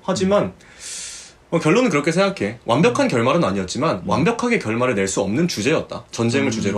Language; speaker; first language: Korean; native; Korean